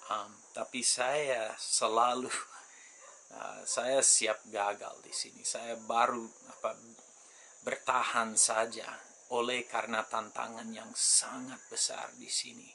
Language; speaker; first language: Indonesian; non-native, fluent; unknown